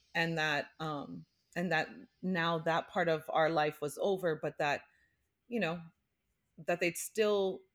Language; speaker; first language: English; native; English